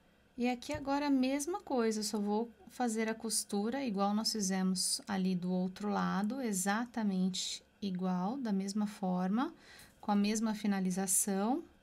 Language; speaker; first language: Portuguese; native; Portuguese